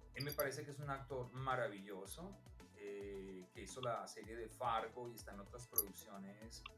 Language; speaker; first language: Spanish; native; Spanish